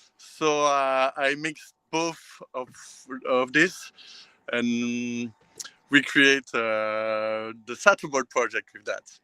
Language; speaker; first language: English; non-native, learner; French